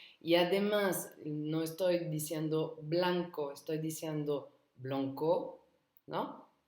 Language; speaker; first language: Spanish; non-native, fluent; French